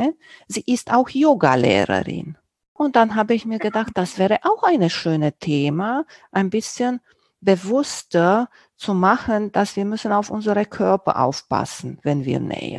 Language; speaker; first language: German; non-native, local second language; Romanian